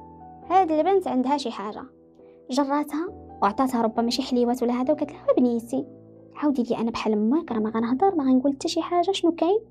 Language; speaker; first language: Arabic; native; Arabic